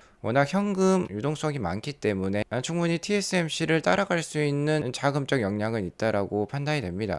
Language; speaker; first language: Korean; native; Korean